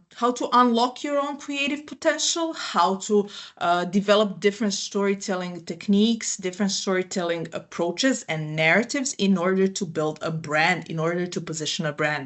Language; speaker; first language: English; non-native, fluent; Croatian